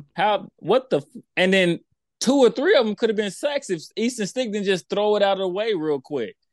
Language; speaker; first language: English; native; English